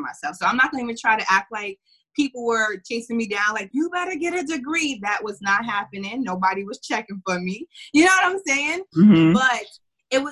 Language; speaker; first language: English; native; English